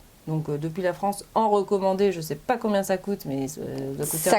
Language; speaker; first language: French; native; French